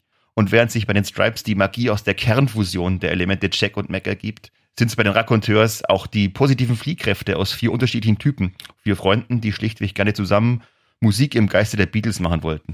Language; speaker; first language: German; native; German